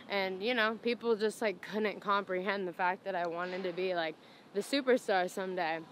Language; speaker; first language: English; native; English